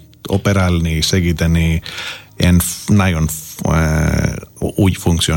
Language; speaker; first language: Hungarian; non-native, fluent; Greek